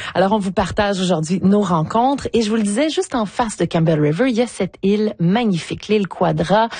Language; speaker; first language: French; native; French